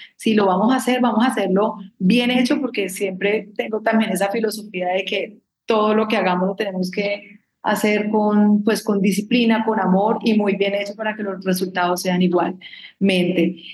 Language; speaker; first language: Spanish; native; Spanish